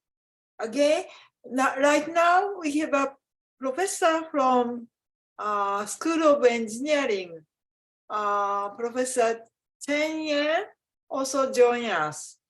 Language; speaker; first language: English; non-native, fluent; Japanese